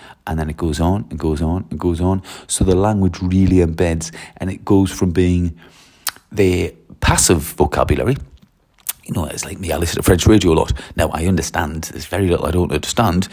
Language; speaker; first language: English; native; English